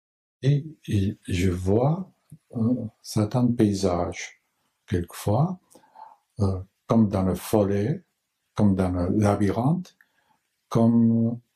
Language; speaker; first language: French; non-native, learner; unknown